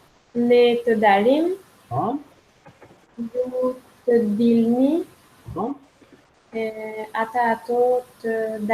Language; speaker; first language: Albanian; non-native, learner; French